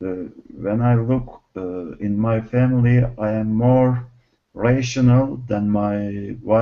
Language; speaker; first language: English; non-native, learner; Turkish